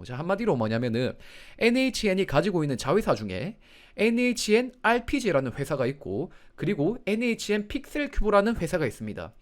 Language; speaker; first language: Korean; native; Korean